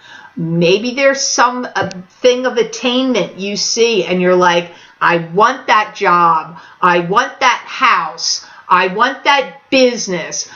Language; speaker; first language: English; native; English